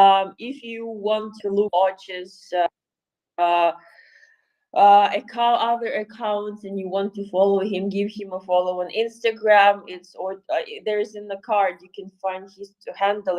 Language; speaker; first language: English; non-native, fluent; Ukrainian